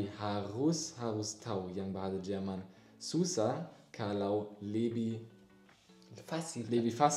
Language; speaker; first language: Indonesian; non-native, learner; German